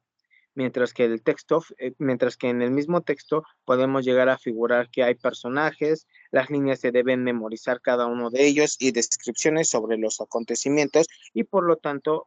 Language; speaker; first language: Spanish; native; Spanish